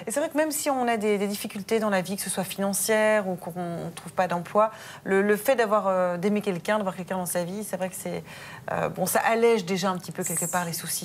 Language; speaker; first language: French; native; French